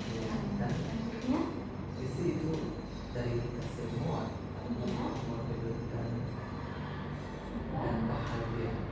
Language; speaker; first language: Indonesian; non-native, learner; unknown